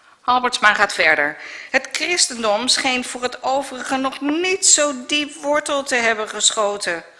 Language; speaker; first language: Dutch; native; Dutch